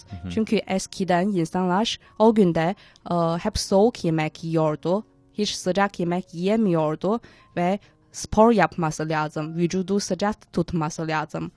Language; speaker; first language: Turkish; non-native, fluent; Chinese